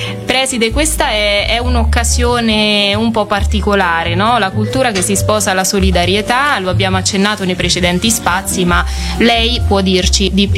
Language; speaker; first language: Italian; native; Italian